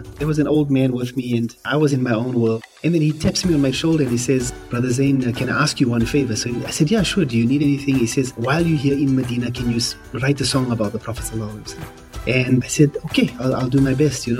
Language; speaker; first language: English; native; English